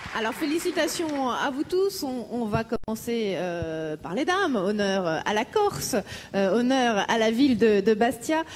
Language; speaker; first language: French; native; French